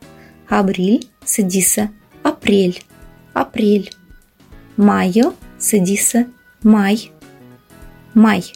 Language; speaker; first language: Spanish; non-native, fluent; Russian